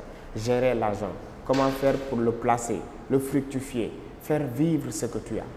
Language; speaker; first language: French; non-native, local second language; Wolof